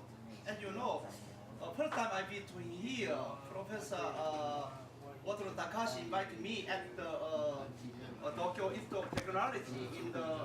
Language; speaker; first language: English; non-native, learner; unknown